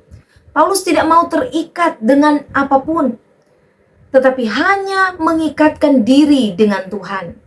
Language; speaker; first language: Indonesian; native; Indonesian